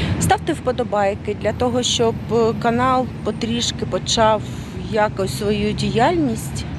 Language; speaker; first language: Ukrainian; non-native, local second language; Russian